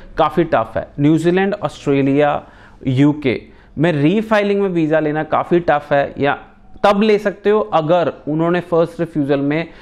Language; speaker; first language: Hindi; non-native, local second language; Punjabi